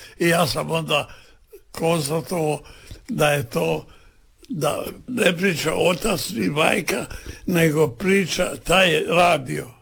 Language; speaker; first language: Serbian; native; Serbian